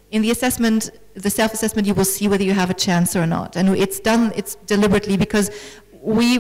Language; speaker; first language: English; non-native, fluent; German